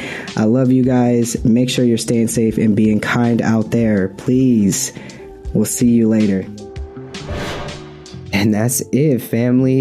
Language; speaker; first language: English; native; English